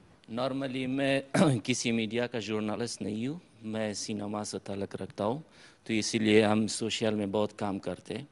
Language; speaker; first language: Hindi; non-native, fluent; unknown